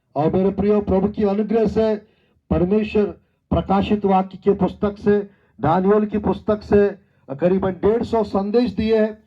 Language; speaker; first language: Hindi; non-native, local second language; Telugu